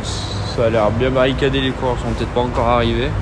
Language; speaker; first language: French; native; French